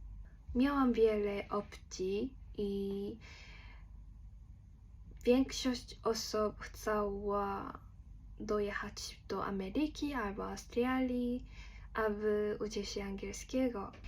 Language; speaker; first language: Polish; non-native, learner; Korean